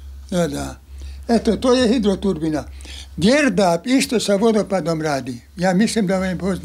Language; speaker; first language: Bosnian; non-native, local second language; Hungarian